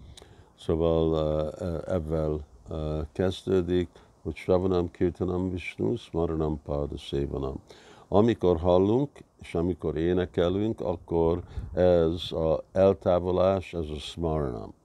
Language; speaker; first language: Hungarian; early bilingual, heritage; Hungarian